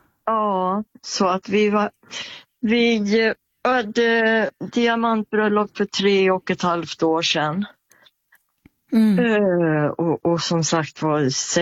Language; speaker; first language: Swedish; native; Swedish